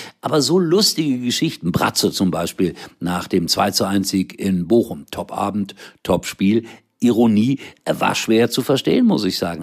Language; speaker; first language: German; native; German